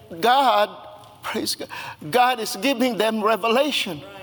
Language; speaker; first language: English; non-native, local second language; Filipino